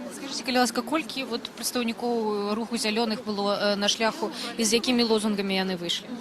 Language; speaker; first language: Belarusian; non-native, local second language; Russian